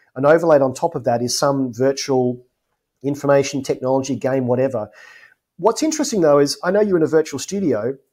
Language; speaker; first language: English; native; English